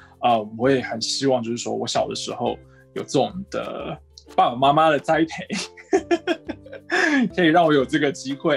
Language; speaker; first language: Chinese; native; Chinese